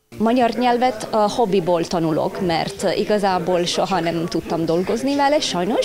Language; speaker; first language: Hungarian; non-native, fluent; Italian